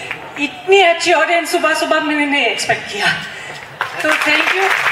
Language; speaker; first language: Hindi; non-native, fluent; German